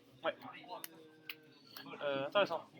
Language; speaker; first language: French; native; French